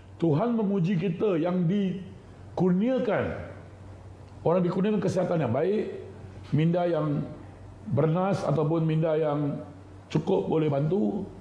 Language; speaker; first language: Malay; non-native, local second language; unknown